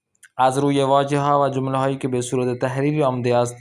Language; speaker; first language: Persian; non-native, fluent; Urdu